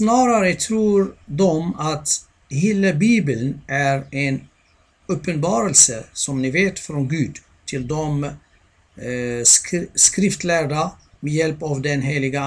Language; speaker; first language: Swedish; non-native, fluent; Arabic